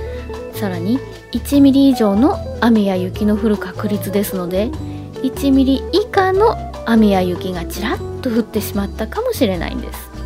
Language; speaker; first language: Japanese; native; Japanese